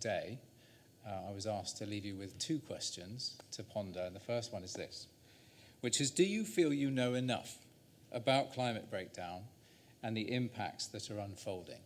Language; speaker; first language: English; native; English